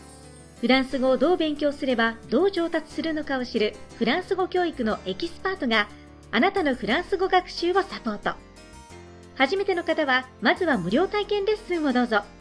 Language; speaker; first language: Japanese; native; Japanese